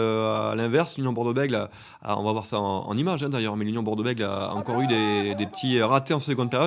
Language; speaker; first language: French; native; French